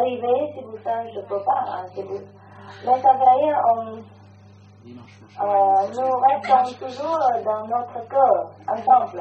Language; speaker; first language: French; non-native, learner; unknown